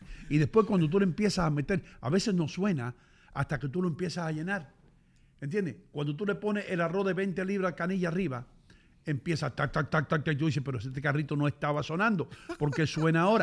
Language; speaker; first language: Spanish; native; Spanish